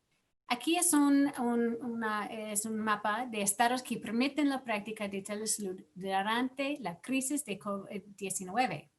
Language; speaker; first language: Spanish; non-native, fluent; English